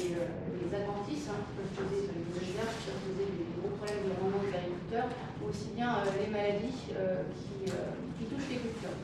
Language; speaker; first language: French; native; French